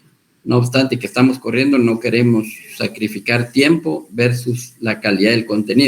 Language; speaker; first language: Spanish; native; Spanish